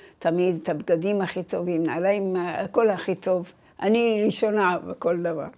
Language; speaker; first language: Hebrew; early bilingual, other home language; Persian